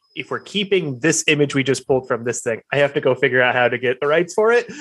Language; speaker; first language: English; native; English